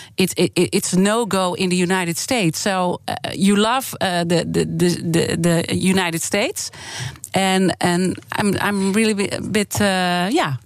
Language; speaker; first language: English; non-native, fluent; Dutch